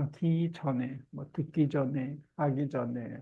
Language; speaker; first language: Korean; native; Korean